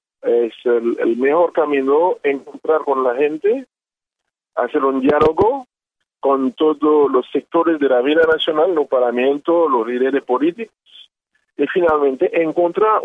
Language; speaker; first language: Spanish; non-native, learner; Haitian Creole